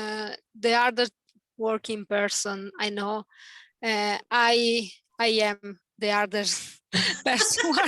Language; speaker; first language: English; non-native, learner; Italian